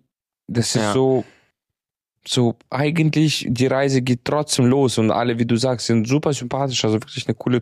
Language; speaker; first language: German; native; German